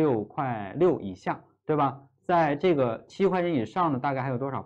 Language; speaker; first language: Chinese; native; Chinese